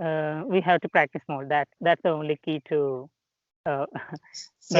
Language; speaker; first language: English; non-native, local second language; Telugu